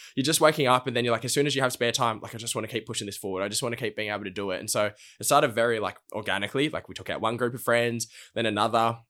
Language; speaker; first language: English; native; English